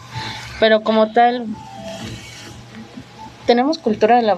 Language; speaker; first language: Spanish; native; Spanish